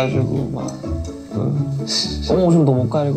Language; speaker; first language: Korean; native; Korean